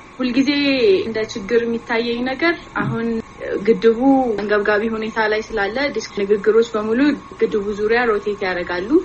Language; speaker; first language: Amharic; native; Amharic